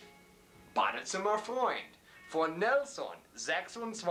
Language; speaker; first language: German; non-native, learner; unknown